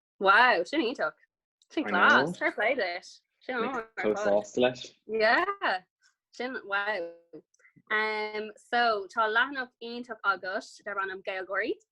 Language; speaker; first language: Irish; non-native, local second language; English